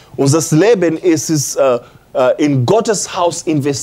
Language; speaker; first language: German; non-native, learner; English